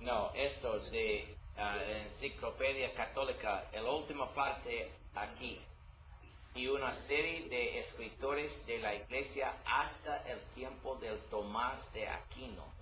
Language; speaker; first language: Spanish; non-native, learner; English